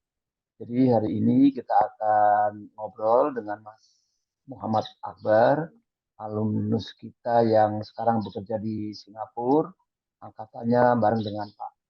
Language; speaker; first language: Indonesian; native; Indonesian